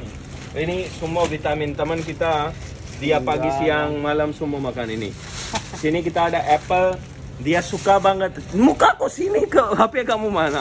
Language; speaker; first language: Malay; non-native, learner; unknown